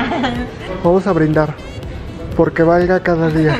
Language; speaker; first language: Spanish; native; Spanish